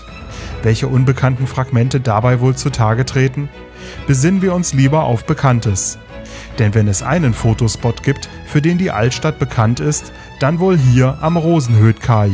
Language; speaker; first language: German; native; German